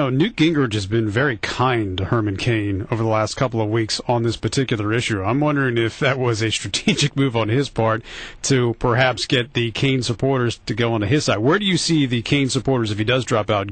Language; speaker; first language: English; native; English